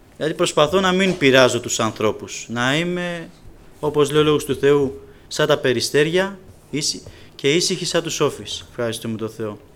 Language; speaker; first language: Greek; native; Greek